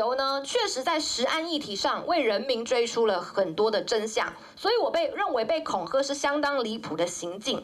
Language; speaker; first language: Chinese; native; Chinese